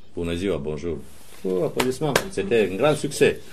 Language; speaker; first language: French; non-native, fluent; Romanian